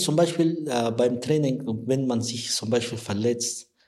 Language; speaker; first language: German; non-native, learner; Persian